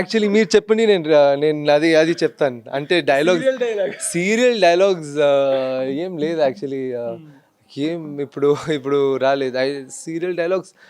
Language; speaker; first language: Telugu; non-native, fluent; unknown